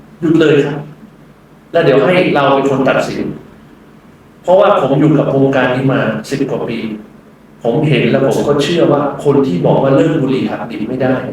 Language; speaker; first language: Thai; native; Thai